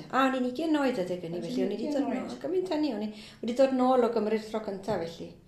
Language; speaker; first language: Welsh; early bilingual, heritage; Welsh